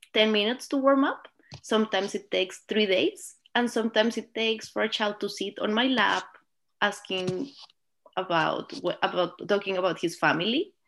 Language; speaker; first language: English; non-native, fluent; Spanish